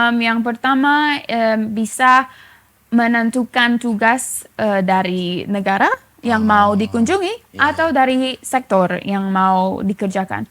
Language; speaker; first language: Indonesian; non-native, fluent; English